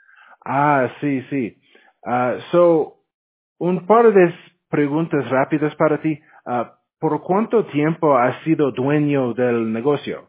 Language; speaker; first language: Spanish; non-native, fluent; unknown